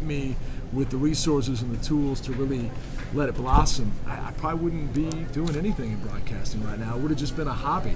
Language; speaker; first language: English; native; English